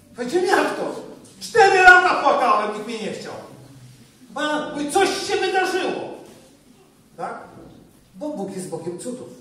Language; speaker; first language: Polish; native; Polish